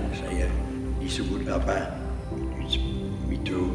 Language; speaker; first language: Indonesian; non-native, fluent; Dutch